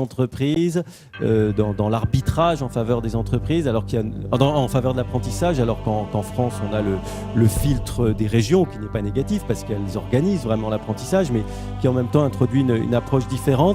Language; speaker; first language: French; native; French